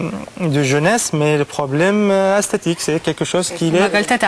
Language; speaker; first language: French; non-native, fluent; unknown